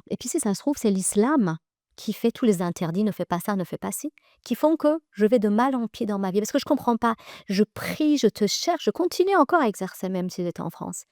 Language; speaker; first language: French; early bilingual, other home language; Persian